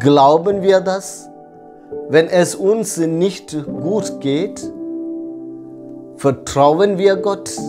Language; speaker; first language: German; non-native, fluent; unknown